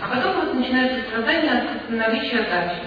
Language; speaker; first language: Russian; native; Russian